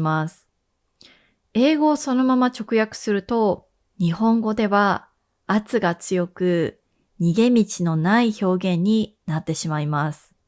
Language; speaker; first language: Japanese; native; Japanese